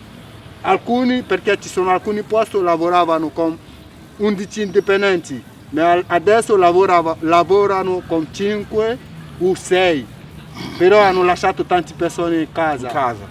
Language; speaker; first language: Italian; non-native, fluent; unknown